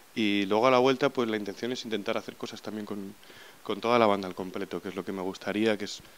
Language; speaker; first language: Spanish; native; Spanish